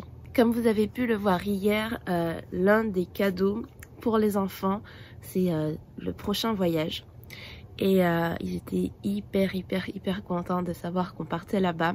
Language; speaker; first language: French; native; French